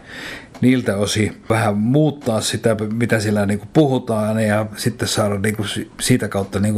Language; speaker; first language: Finnish; native; Finnish